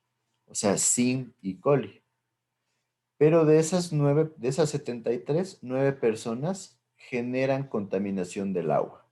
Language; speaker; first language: Spanish; native; Spanish